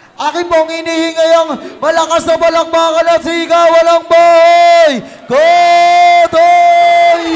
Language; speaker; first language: Filipino; native; Filipino